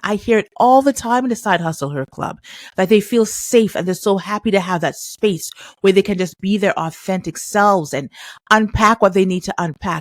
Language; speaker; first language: English; native; English